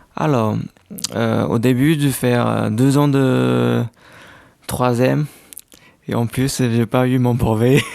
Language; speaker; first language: French; non-native, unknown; Chinese